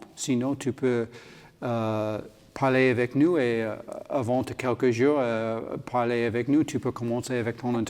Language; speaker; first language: French; non-native, learner; English